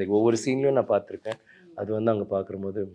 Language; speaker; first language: Tamil; native; Tamil